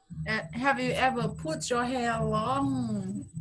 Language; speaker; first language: English; non-native, fluent; Vietnamese